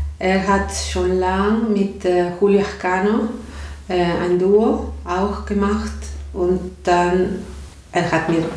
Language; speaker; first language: German; non-native, learner; Spanish